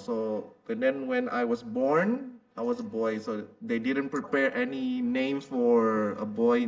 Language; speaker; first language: English; non-native, fluent; Indonesian